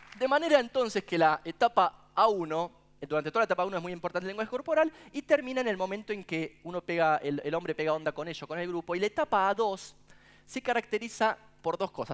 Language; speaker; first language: Spanish; native; Spanish